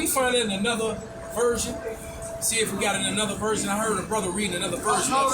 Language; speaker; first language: English; native; English